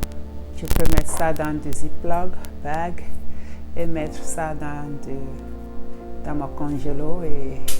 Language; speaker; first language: French; non-native, local second language; Ewe